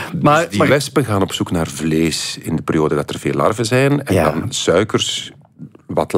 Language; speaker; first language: Dutch; native; Dutch